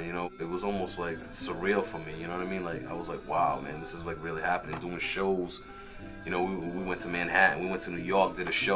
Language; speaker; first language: English; native; English